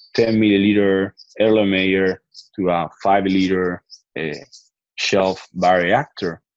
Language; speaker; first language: English; non-native, fluent; Spanish